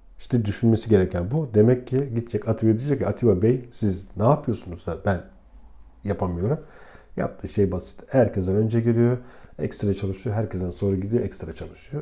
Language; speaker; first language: Turkish; native; Turkish